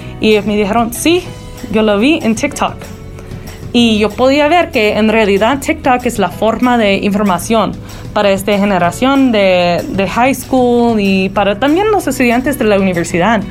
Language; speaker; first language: Spanish; early bilingual, heritage; Spanish